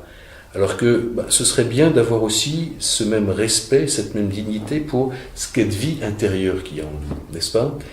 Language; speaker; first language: French; native; French